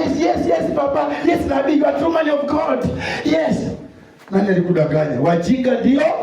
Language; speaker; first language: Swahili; non-native, local second language; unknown